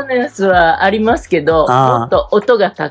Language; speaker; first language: Japanese; native; Japanese